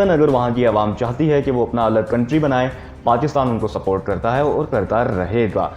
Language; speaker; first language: Urdu; non-native, local second language; Punjabi